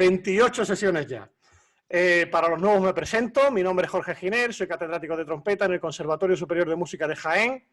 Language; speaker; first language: Spanish; native; Spanish